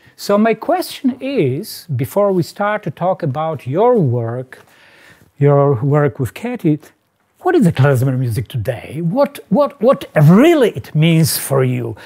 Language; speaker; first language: English; non-native, fluent; Polish